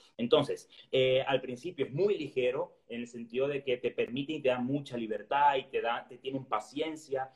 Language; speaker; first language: Spanish; native; Spanish